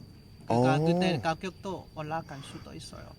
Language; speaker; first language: Korean; non-native, learner; Lao